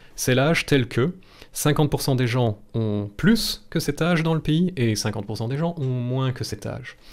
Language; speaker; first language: French; native; French